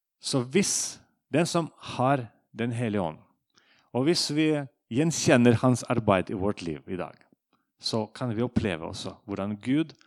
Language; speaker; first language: Norwegian; non-native, fluent; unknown